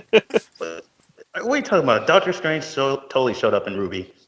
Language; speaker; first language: English; native; English